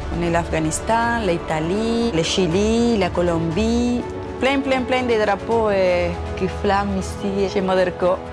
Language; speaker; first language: French; non-native, fluent; Spanish